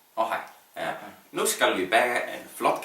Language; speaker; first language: Danish; non-native, learner; Icelandic